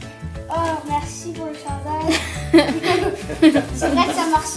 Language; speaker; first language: French; native; French